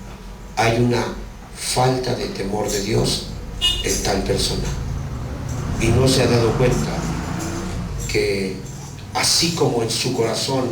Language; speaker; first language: Spanish; native; Spanish